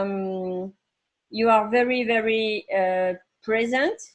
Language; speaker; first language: English; non-native, learner; French